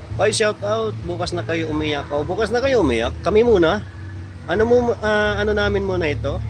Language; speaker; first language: Filipino; native; Filipino